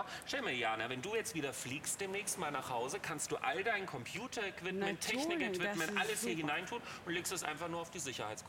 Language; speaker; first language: German; native; German